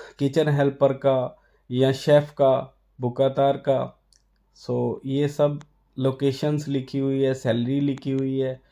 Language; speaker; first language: Hindi; non-native, local second language; Punjabi